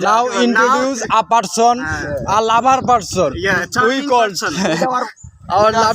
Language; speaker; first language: English; non-native, learner; Bangla